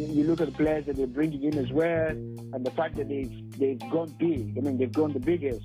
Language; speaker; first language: English; non-native, local second language; Yoruba